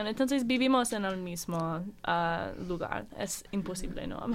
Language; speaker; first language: Spanish; non-native, learner; English